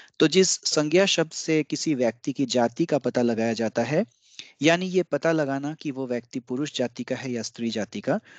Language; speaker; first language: Hindi; non-native, local second language; Bangla